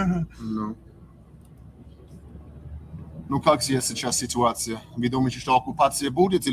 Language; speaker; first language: Russian; non-native, learner; English